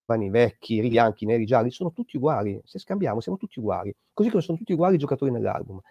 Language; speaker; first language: Italian; native; Italian